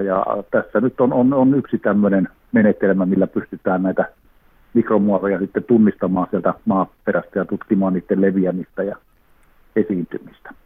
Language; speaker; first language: Finnish; native; Finnish